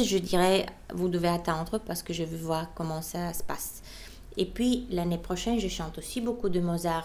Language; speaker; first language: French; non-native, fluent; Bulgarian